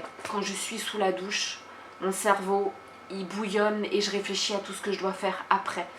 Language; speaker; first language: French; native; French